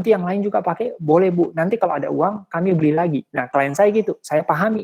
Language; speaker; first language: Indonesian; native; Indonesian